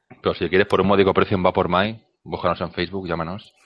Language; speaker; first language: Spanish; native; Spanish